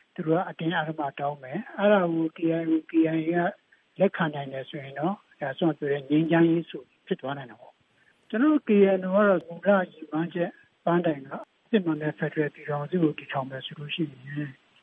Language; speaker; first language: Burmese; non-native, local second language; Kachin